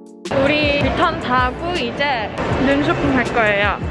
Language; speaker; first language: Korean; early bilingual, heritage; English